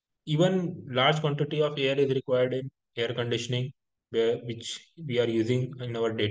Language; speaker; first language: English; non-native, local second language; Hindi